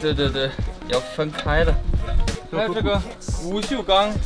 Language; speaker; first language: Chinese; non-native, fluent; German